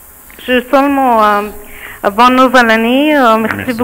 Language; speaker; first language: French; non-native, learner; Arabic